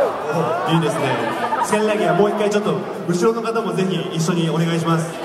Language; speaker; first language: Japanese; native; Japanese